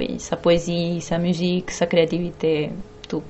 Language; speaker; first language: French; non-native, fluent; Spanish